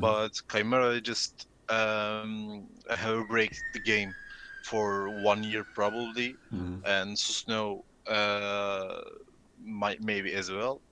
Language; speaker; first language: English; non-native, learner; Turkish